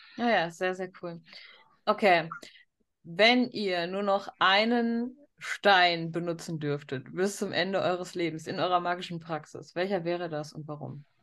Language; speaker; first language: German; native; German